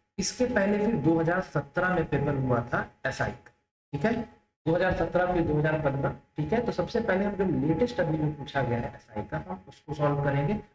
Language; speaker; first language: Hindi; native; Hindi